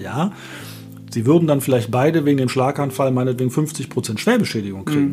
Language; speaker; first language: German; native; German